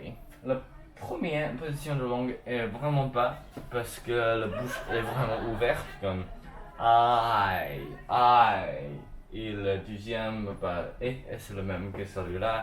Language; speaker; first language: French; non-native, learner; Chinese